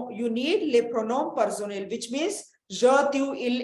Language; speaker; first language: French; non-native, fluent; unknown